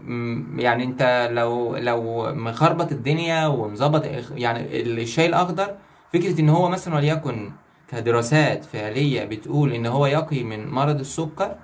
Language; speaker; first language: Arabic; native; Arabic